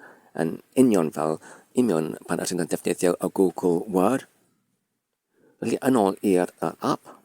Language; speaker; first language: Welsh; non-native, fluent; English